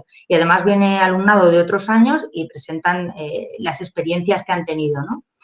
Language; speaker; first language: Spanish; native; Spanish